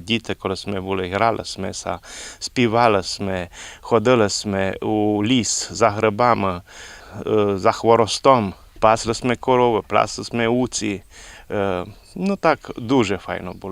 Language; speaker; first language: Ukrainian; early bilingual, heritage; Rusyn